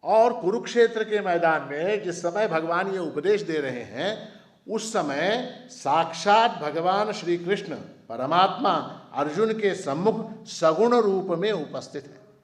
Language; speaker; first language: Hindi; non-native, local second language; Marathi